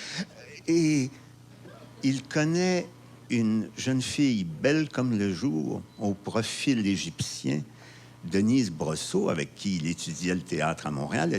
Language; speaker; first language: French; native; French